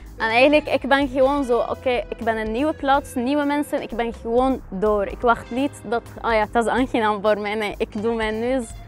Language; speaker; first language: Dutch; non-native, learner; Arabic